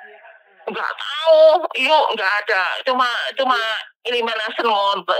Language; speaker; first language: Indonesian; non-native, local second language; Javanese